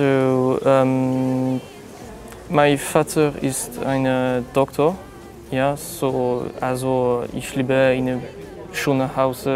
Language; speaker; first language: German; non-native, learner; French